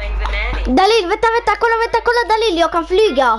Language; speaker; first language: Swedish; early bilingual, other home language; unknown